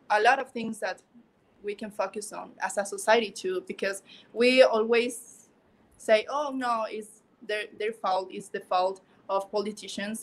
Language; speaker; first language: English; non-native, learner; Spanish